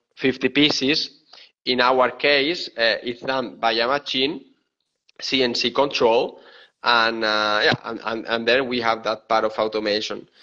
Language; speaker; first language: English; non-native, fluent; Spanish